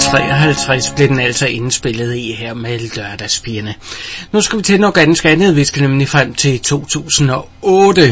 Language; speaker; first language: Danish; native; Danish